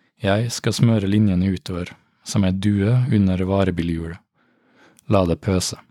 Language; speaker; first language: Norwegian; native; Norwegian